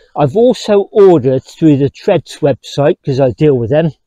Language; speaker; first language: English; native; English